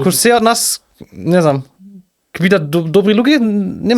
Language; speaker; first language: Macedonian; non-native, learner; German